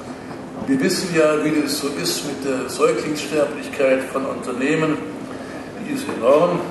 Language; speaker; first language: German; native; German